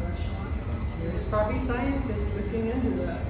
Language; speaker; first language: English; native; English